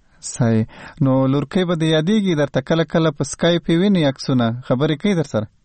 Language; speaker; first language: Pashto; native; Pashto